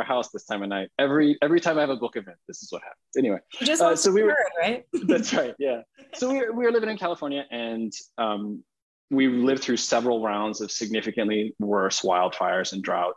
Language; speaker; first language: English; native; English